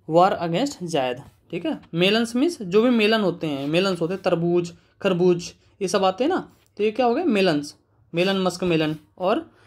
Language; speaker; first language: Hindi; native; Hindi